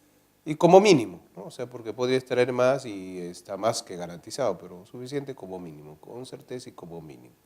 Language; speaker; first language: Spanish; native; Spanish